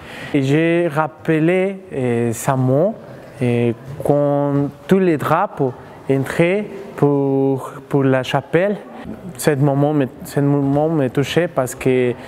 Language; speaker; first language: French; non-native, fluent; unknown